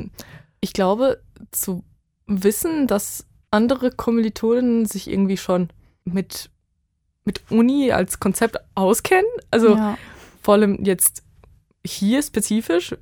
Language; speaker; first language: German; non-native, fluent; Bosnian